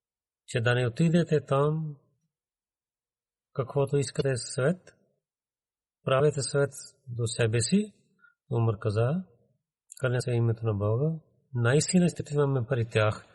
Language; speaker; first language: Bulgarian; non-native, learner; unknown